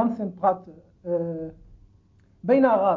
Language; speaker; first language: Dutch; non-native, learner; Arabic